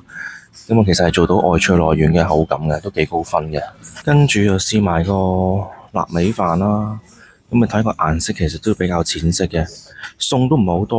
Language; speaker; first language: Cantonese; native; Cantonese